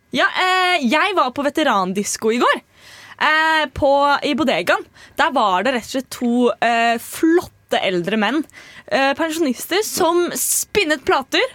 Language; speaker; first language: Norwegian; native; Norwegian